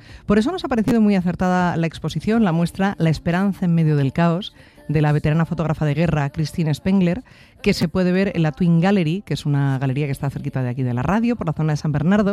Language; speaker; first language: Spanish; native; Spanish